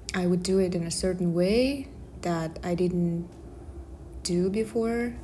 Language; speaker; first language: English; non-native, fluent; Kazakh